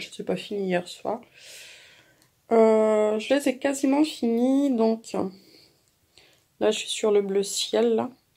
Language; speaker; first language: French; native; French